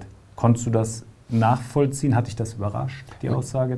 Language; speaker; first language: German; native; German